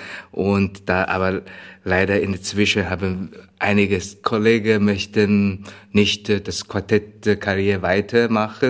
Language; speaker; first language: German; non-native, learner; Chinese